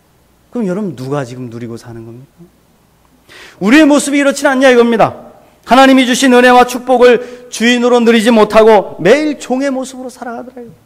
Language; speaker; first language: Korean; native; Korean